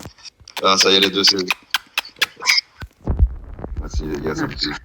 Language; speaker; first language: French; native; French